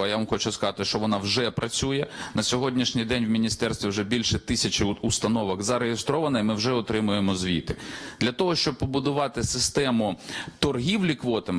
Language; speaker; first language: Ukrainian; native; Ukrainian